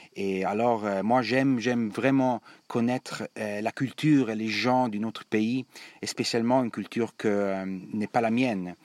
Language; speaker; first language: French; non-native, learner; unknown